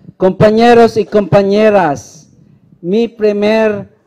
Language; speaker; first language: Spanish; non-native, learner; Filipino